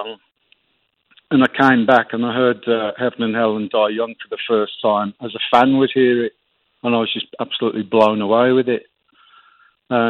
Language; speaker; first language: English; native; English